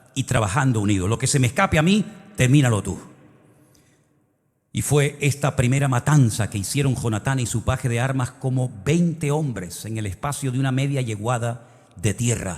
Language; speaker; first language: Spanish; native; Spanish